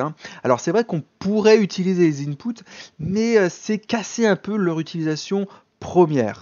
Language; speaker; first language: French; native; French